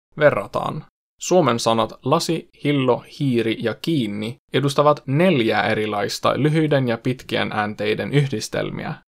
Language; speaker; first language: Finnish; non-native, fluent; Swedish